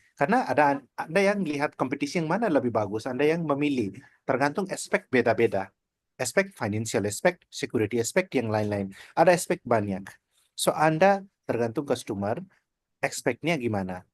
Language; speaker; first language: Indonesian; non-native, learner; Nepali